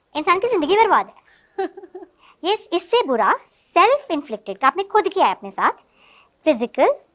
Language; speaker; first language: Hindi; native; Hindi